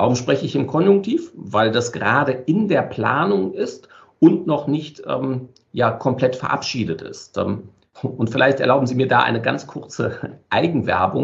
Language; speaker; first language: German; native; German